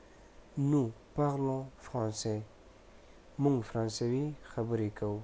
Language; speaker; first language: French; non-native, fluent; Pashto